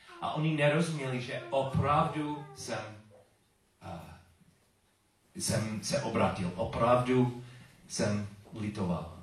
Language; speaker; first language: Czech; non-native, learner; English